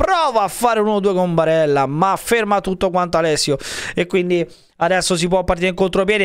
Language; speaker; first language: Italian; native; Italian